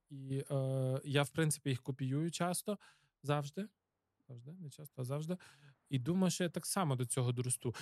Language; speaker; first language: Ukrainian; native; Ukrainian